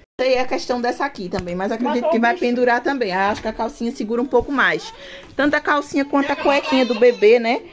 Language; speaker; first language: Portuguese; native; Portuguese